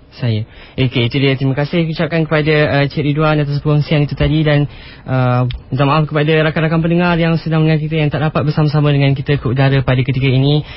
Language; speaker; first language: Malay; native; Malay